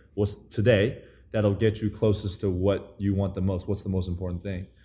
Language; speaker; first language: English; early bilingual, other home language; Chinese